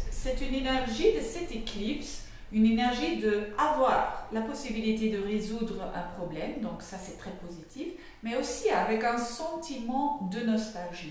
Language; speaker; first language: French; non-native, fluent; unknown